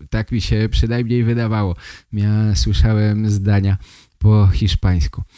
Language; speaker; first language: Polish; native; Polish